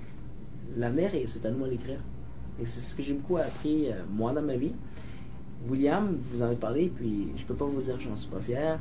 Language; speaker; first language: French; native; French